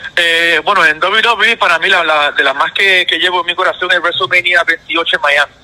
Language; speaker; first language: Spanish; native; Spanish